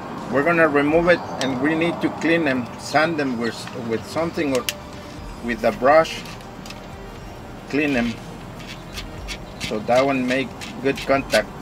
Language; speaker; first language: English; non-native, fluent; Spanish